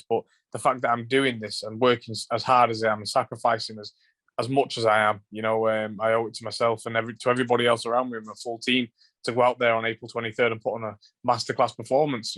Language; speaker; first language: English; native; English